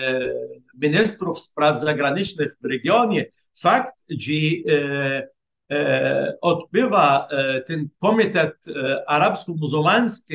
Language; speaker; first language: Polish; non-native, fluent; Arabic